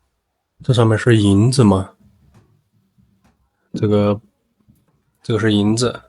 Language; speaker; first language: Chinese; native; Chinese